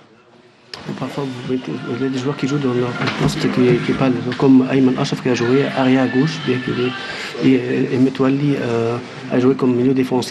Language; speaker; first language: French; non-native, fluent; Arabic